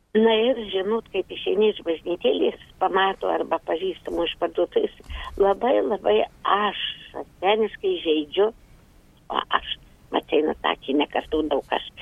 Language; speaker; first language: Lithuanian; non-native, local second language; Polish